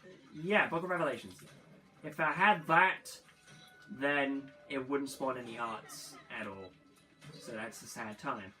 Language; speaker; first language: English; native; English